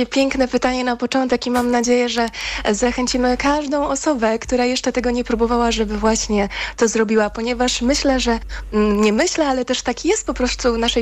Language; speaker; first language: Polish; native; Polish